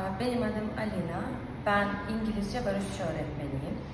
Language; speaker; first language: Turkish; non-native, fluent; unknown